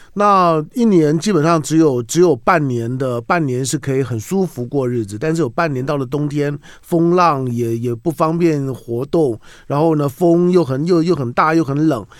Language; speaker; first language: Chinese; native; Chinese